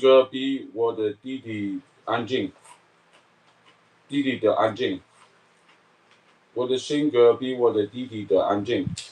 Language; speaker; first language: Chinese; non-native, learner; English